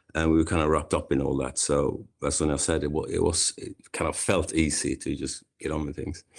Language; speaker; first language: English; non-native, fluent; Swedish